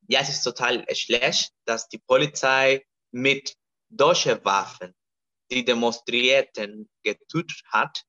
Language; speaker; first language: German; non-native, fluent; Spanish